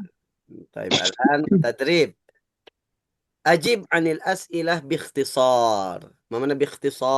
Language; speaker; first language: Arabic; non-native, fluent; Indonesian